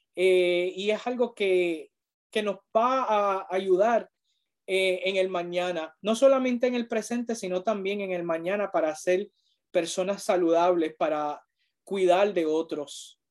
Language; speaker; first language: Spanish; early bilingual, heritage; Spanish